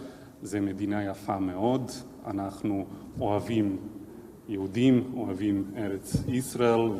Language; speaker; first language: Hebrew; non-native, learner; Serbian